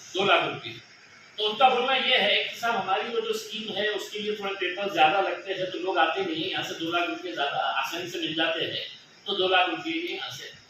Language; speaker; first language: Hindi; non-native, local second language; Marathi